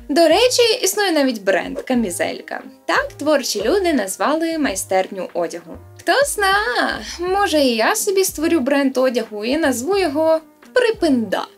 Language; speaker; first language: Ukrainian; native; Ukrainian